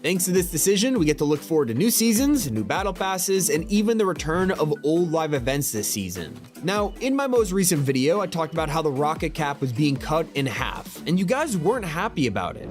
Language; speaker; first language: English; native; English